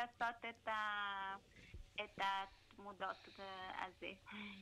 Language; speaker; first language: Hebrew; non-native, learner; Italian